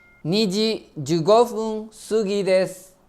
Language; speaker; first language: Japanese; non-native, fluent; Indonesian